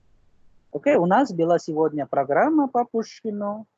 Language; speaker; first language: Russian; non-native, fluent; Hindi